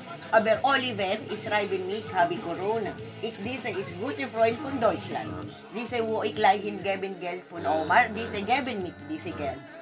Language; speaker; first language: German; non-native, learner; Filipino